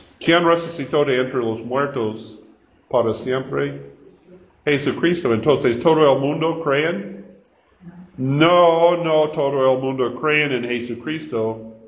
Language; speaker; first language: Spanish; non-native, learner; English